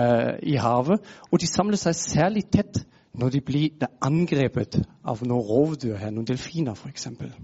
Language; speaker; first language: Norwegian; non-native, fluent; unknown